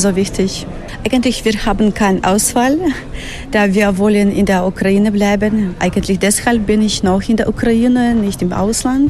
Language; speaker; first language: German; non-native, fluent; Ukrainian